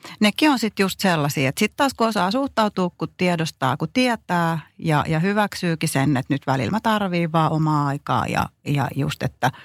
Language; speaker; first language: Finnish; native; Finnish